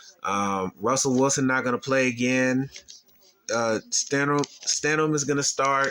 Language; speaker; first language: English; native; English